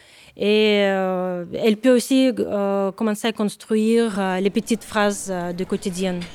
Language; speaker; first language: French; non-native, fluent; Ukrainian